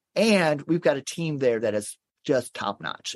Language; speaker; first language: English; native; English